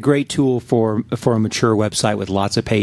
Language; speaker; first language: English; native; English